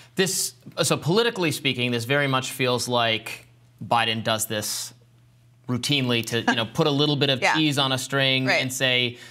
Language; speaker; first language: English; native; English